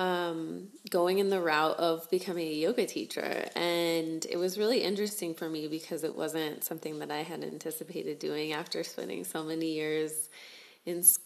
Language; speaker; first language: English; native; English